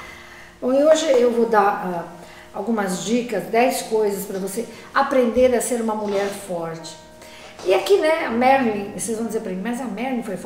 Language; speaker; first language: Portuguese; native; Portuguese